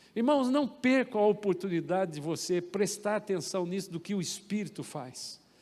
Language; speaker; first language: Portuguese; native; Portuguese